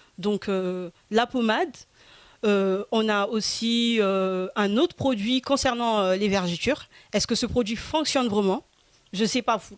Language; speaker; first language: French; early bilingual, other home language; Lingala